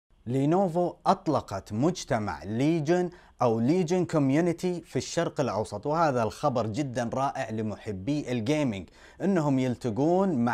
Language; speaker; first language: Arabic; native; Arabic